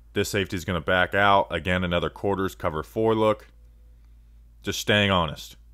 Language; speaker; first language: English; native; English